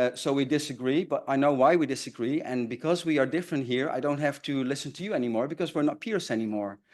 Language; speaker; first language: English; non-native, fluent; Dutch